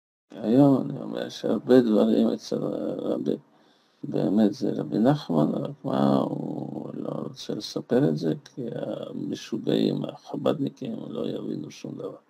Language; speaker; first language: Hebrew; non-native, fluent; Russian